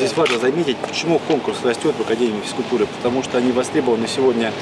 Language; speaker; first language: Russian; native; Russian